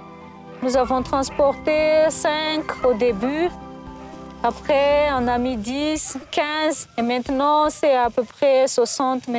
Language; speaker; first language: French; non-native, local second language; Malagasy